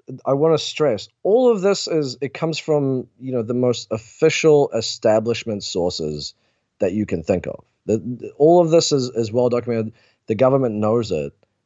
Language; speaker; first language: English; native; English